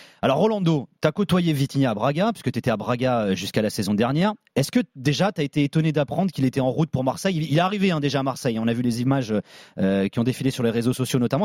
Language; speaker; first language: French; native; French